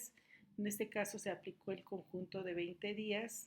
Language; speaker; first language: Spanish; native; Spanish